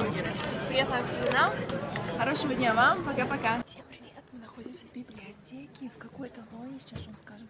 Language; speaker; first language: Russian; native; Russian